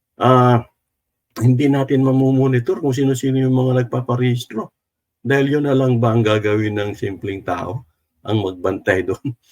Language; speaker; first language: Filipino; non-native, local second language; Cebuano